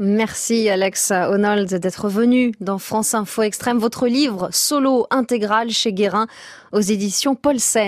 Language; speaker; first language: French; native; French